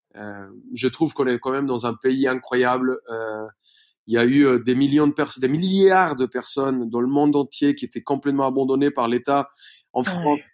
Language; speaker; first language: French; non-native, fluent; Spanish